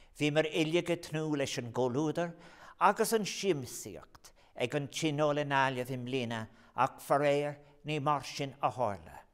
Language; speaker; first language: Irish; non-native, local second language; English